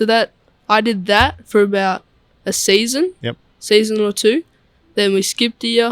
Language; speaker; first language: English; native; English